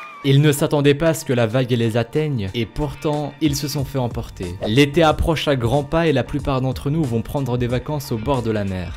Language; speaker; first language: French; native; French